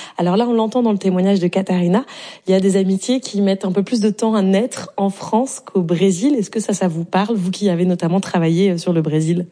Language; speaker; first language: French; native; French